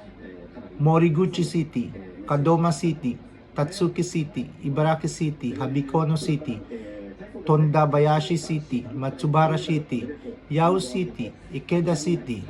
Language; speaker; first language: English; non-native, local second language; Filipino